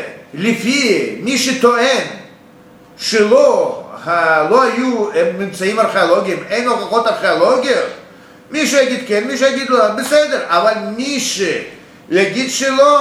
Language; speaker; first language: Hebrew; non-native, fluent; Russian